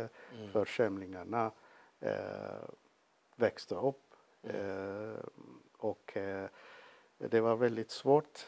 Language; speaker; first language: Swedish; non-native, fluent; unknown